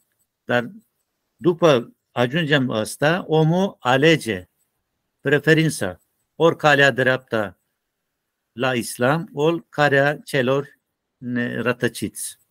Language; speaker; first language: Romanian; non-native, learner; Turkish